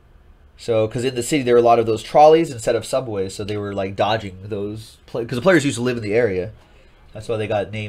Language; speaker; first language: English; native; English